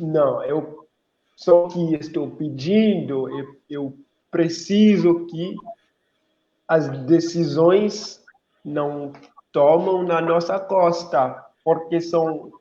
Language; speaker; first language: Portuguese; non-native, local second language; Haitian Creole